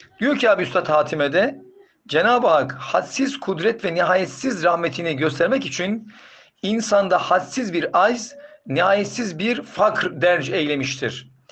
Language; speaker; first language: Turkish; native; Turkish